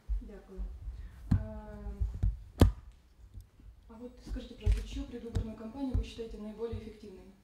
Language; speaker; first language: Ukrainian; non-native, local second language; Russian